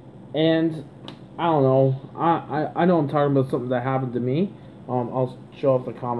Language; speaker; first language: English; native; English